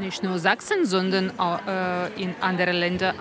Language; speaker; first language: German; non-native, learner; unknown